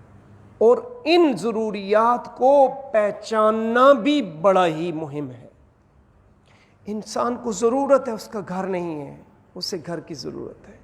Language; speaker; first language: Urdu; native; Urdu